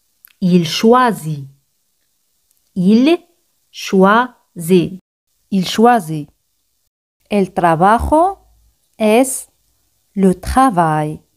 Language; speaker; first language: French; non-native, fluent; Spanish